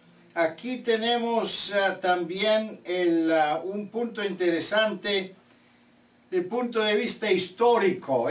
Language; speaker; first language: Spanish; non-native, fluent; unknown